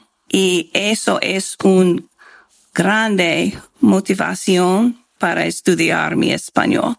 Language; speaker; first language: Spanish; non-native, learner; English